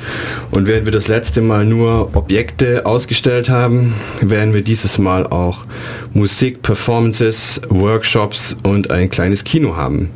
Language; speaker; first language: German; native; German